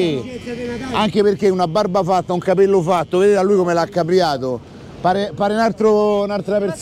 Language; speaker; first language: Italian; native; Italian